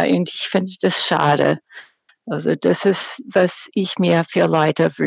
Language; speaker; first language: German; non-native, fluent; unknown